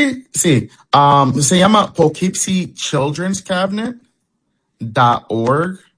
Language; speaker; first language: Spanish; early bilingual, heritage; English